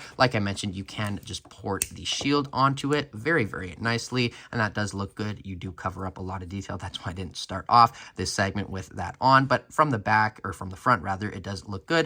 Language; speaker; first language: English; native; English